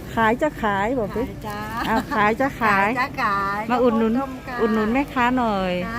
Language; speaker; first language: Thai; non-native, local second language; Lao